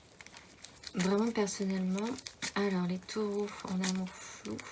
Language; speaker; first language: French; native; French